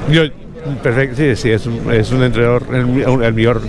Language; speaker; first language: Catalan; non-native, learner; English